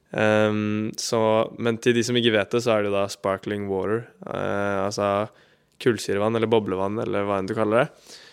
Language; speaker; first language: Norwegian; native; Norwegian